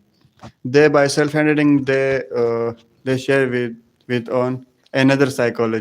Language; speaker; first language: English; non-native, learner; Pashto